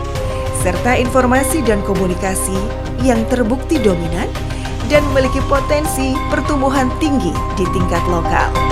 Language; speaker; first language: Indonesian; native; Indonesian